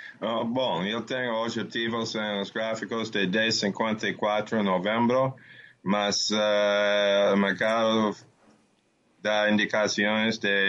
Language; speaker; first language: Portuguese; non-native, learner; Spanish